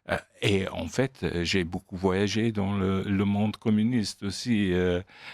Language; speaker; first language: French; non-native, fluent; English